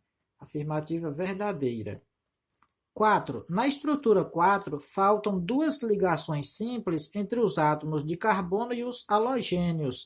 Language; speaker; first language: Portuguese; native; Portuguese